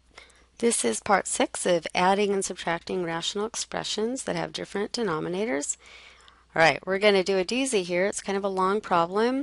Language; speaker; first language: English; native; English